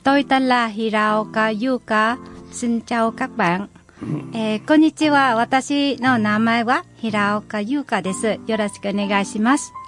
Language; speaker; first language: Japanese; non-native, fluent; Vietnamese